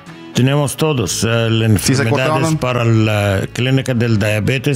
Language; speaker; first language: Spanish; non-native, learner; English